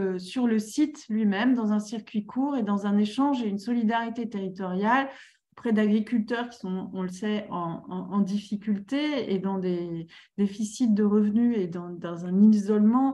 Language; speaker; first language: French; native; French